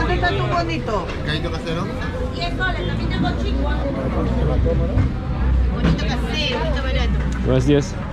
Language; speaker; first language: Spanish; non-native, learner; Turkish